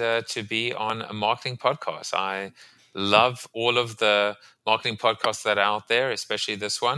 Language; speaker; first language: English; native; English